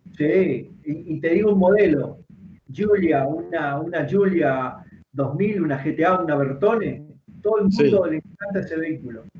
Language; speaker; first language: Spanish; native; Spanish